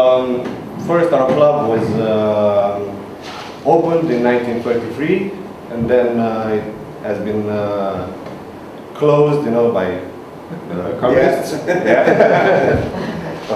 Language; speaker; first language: English; non-native, learner; Romanian